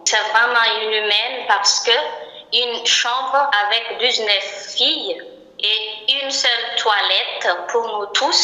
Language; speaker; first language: French; non-native, local second language; Malagasy